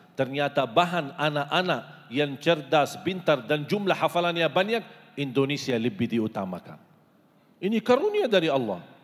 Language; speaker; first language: Malay; non-native, fluent; Arabic